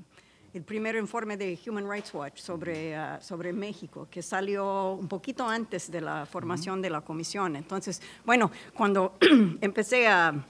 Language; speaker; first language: Spanish; non-native, fluent; English